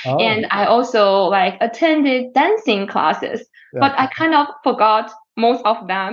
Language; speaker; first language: English; non-native, fluent; Chinese